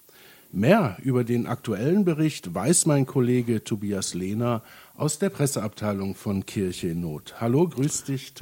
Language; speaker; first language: German; native; German